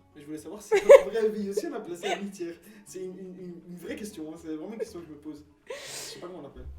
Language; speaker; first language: French; native; French